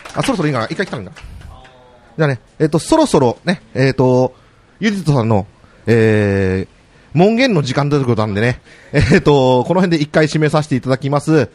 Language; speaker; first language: Japanese; native; Japanese